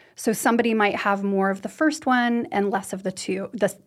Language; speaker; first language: English; native; English